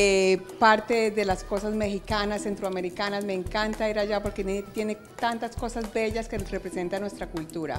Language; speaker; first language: Spanish; native; Spanish